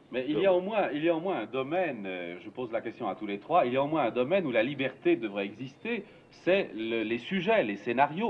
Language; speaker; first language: French; native; French